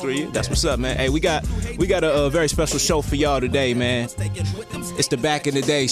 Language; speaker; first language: English; native; English